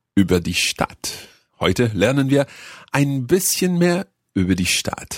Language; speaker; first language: German; non-native, learner; English